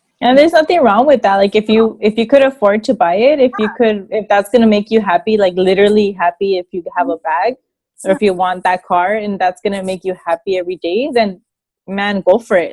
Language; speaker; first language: English; early bilingual, other home language; Spanish